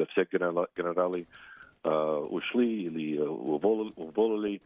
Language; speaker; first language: Russian; non-native, fluent; English